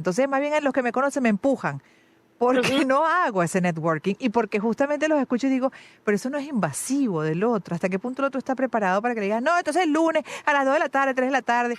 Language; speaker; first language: Spanish; native; Spanish